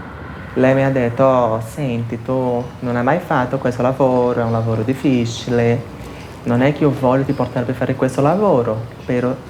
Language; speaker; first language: Italian; non-native, fluent; Portuguese